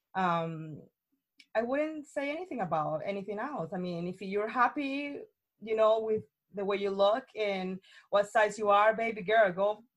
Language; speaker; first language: English; non-native, fluent; Spanish